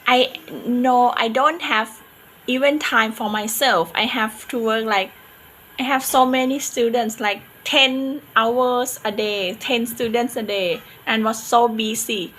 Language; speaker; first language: English; non-native, fluent; Thai